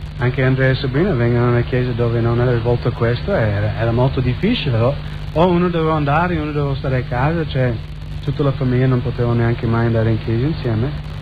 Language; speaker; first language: Italian; non-native, fluent; English